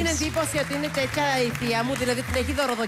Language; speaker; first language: Greek; early bilingual, heritage; Greek